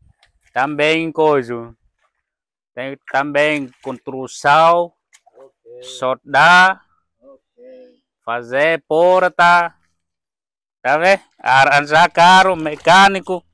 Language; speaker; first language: Portuguese; non-native, learner; Vietnamese